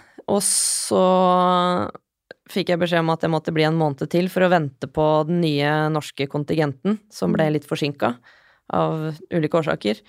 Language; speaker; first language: Norwegian; early bilingual, other home language; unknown